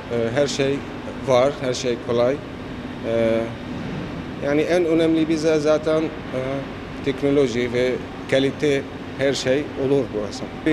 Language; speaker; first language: Turkish; non-native, learner; Arabic